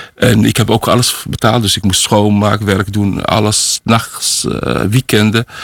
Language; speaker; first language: Dutch; early bilingual, other home language; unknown